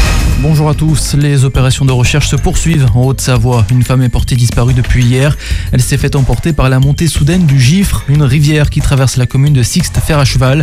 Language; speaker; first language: French; native; French